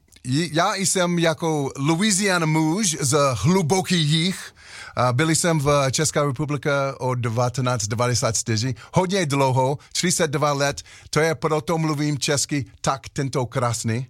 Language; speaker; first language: Czech; non-native, learner; English